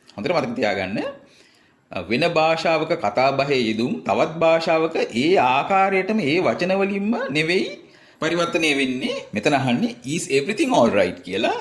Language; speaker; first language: Sinhala; native; Sinhala